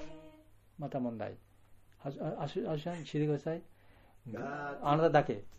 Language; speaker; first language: Japanese; non-native, learner; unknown